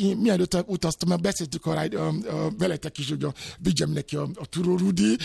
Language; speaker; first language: Hungarian; non-native, learner; Yoruba